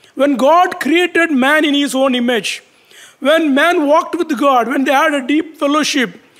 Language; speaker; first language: English; non-native, local second language; Tamil